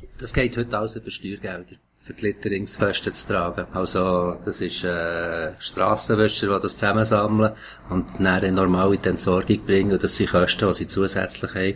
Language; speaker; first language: German; native; German